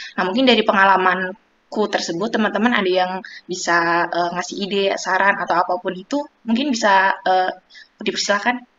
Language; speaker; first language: Indonesian; non-native, local second language; Javanese